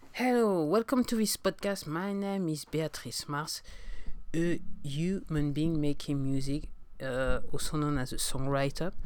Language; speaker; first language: English; non-native, fluent; French